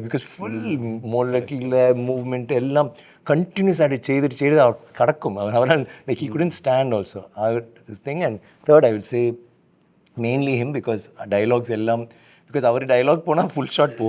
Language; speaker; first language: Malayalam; non-native, fluent; Tamil